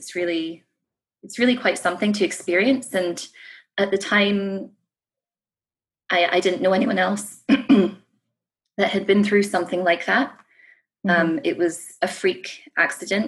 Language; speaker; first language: English; native; English